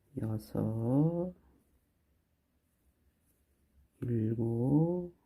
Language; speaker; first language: Korean; native; Korean